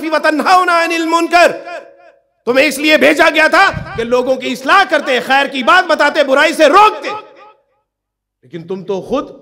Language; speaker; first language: Urdu; non-native, local second language; Punjabi